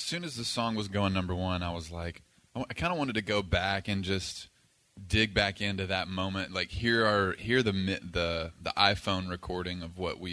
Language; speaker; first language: English; native; English